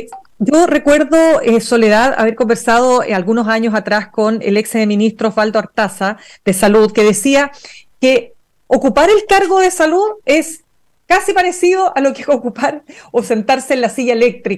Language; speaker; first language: Spanish; native; Spanish